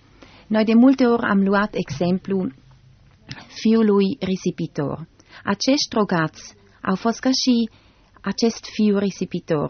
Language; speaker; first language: Romanian; non-native, fluent; German